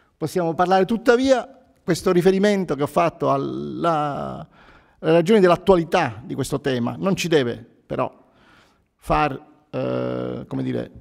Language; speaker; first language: Italian; native; Italian